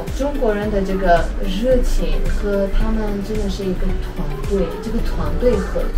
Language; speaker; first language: Chinese; non-native, fluent; Armenian